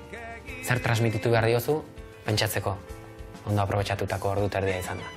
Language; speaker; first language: Basque; native; Basque